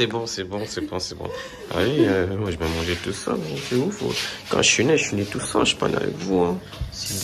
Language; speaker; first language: French; native; French